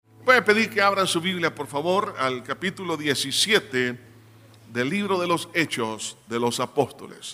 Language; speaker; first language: Spanish; native; Spanish